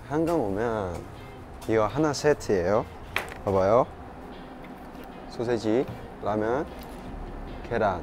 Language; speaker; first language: Korean; non-native, fluent; Cantonese